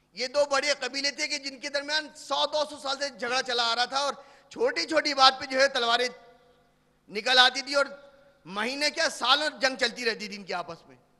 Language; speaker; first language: Urdu; native; Urdu